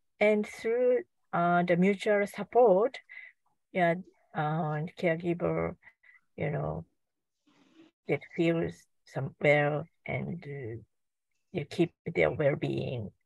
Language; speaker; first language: English; non-native, learner; Japanese